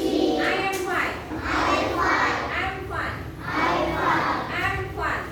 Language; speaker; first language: English; non-native, learner; Indonesian